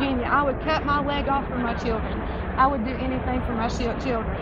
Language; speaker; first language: English; native; English